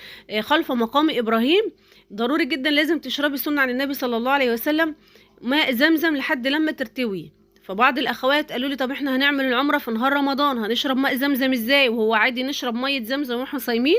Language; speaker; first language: Arabic; native; Arabic